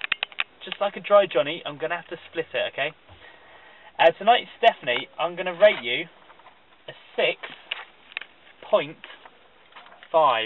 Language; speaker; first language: English; native; English